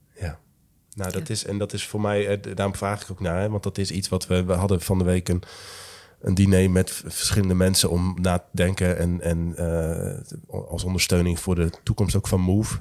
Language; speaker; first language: Dutch; native; Dutch